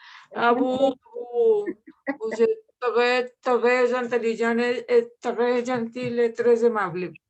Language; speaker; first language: French; non-native, learner; Spanish